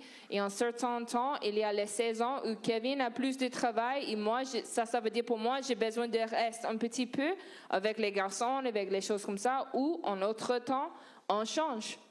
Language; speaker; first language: French; non-native, learner; English